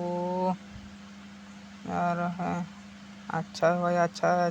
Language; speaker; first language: Hindi; non-native, local second language; Odia